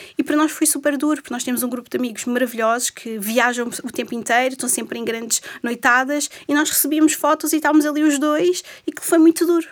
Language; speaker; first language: Portuguese; native; Portuguese